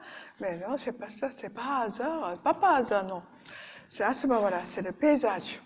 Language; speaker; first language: French; non-native, learner; Japanese